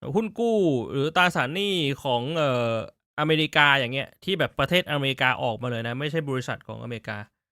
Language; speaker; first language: Thai; native; Thai